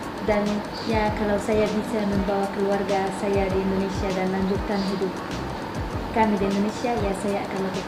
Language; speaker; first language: Indonesian; non-native, learner; Arabic